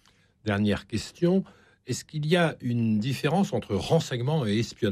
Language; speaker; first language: French; native; French